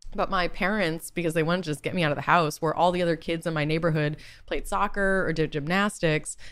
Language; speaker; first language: English; native; English